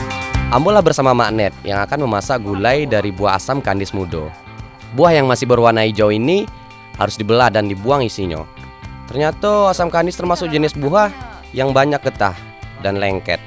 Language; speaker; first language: Indonesian; native; Indonesian